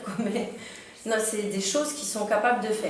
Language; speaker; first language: French; native; French